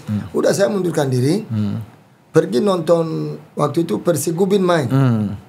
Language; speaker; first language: Indonesian; non-native, fluent; French